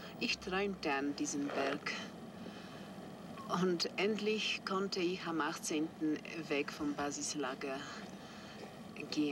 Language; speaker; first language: German; non-native, fluent; Polish